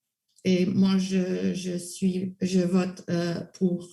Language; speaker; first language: French; non-native, local second language; English